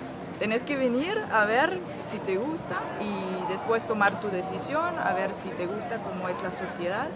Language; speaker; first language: Spanish; non-native, fluent; Danish